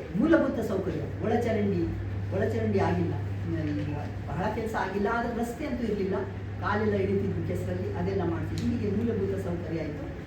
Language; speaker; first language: Kannada; non-native, local second language; Lambadi